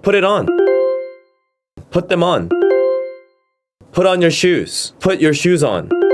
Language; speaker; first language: English; early bilingual, other home language; Korean